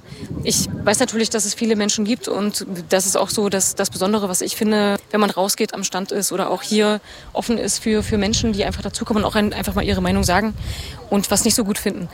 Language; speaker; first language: German; native; German